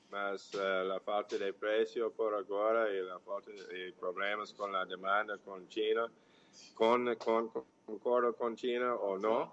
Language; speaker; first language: Portuguese; non-native, fluent; English